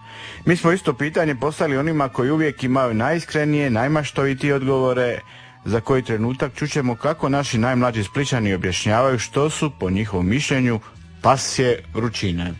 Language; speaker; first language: Serbian; native; Serbian